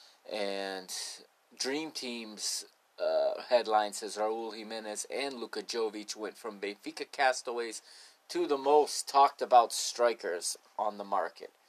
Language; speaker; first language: English; early bilingual, other home language; Portuguese